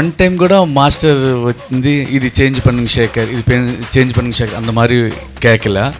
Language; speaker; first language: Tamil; non-native, learner; Telugu